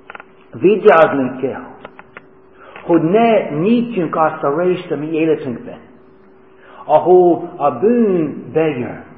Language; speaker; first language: Hungarian; non-native, fluent; English